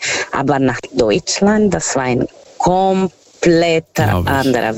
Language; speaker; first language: German; non-native, fluent; Portuguese